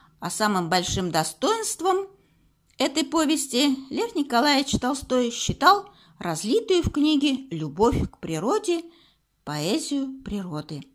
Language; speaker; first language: Russian; native; Russian